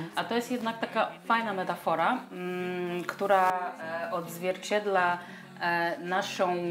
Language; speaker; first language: Polish; non-native, fluent; Portuguese